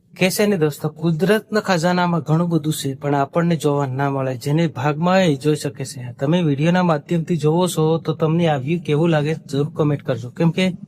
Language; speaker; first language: Gujarati; non-native, local second language; Bhili